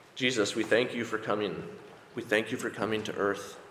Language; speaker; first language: English; native; English